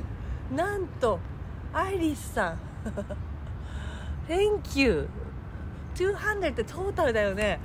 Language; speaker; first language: Japanese; non-native, fluent; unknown